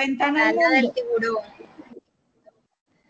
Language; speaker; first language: Spanish; native; Spanish